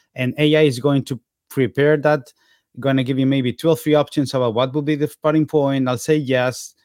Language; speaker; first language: English; non-native, fluent; Spanish